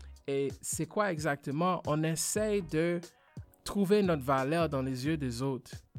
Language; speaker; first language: French; non-native, fluent; English